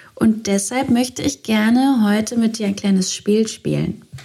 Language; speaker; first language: German; native; German